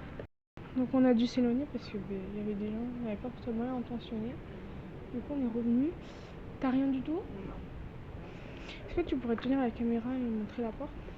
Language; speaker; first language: French; native; French